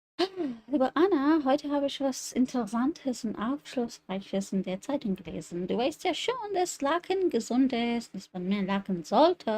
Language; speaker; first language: German; non-native, learner; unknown